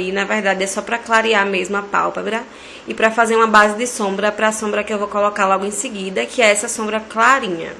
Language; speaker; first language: Portuguese; native; Portuguese